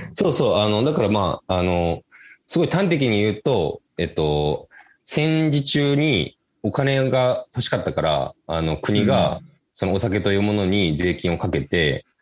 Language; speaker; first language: Japanese; native; Japanese